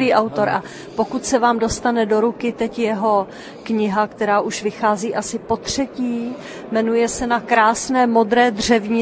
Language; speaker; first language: Czech; native; Czech